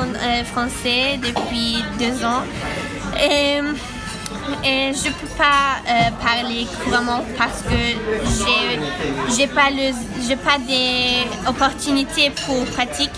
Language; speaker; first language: French; non-native, learner; Turkish